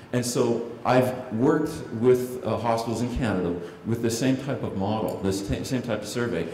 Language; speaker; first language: English; native; English